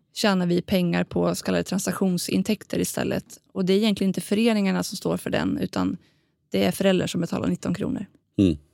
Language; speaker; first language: Swedish; native; Swedish